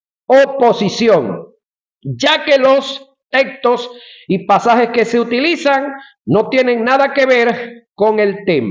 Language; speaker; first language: Spanish; native; Spanish